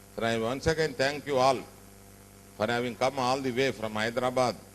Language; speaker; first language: English; non-native, local second language; Telugu